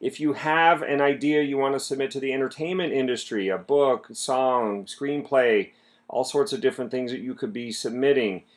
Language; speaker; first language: English; native; English